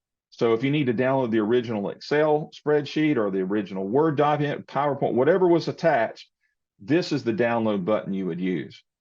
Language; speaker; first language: English; native; English